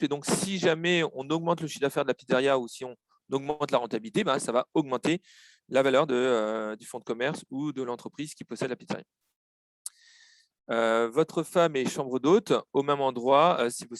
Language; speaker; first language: French; native; French